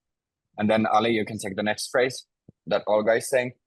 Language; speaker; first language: English; non-native, fluent; Finnish